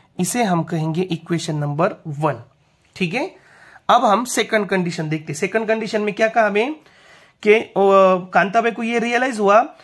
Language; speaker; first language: Hindi; non-native, local second language; Marathi